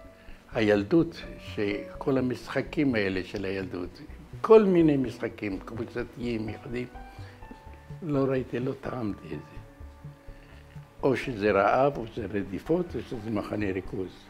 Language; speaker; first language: Hebrew; non-native, fluent; Arabic